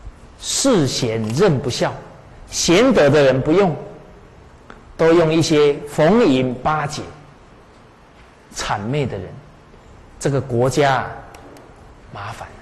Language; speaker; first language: Chinese; native; Chinese